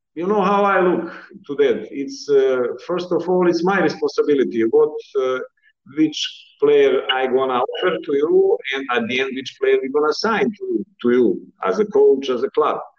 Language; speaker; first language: English; non-native, fluent; Bosnian